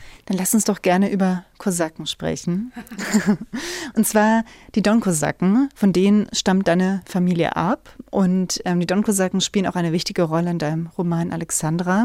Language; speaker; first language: German; native; German